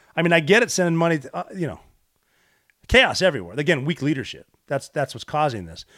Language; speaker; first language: English; native; English